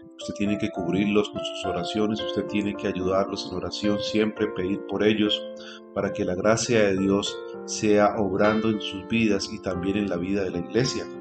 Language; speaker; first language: Spanish; native; Spanish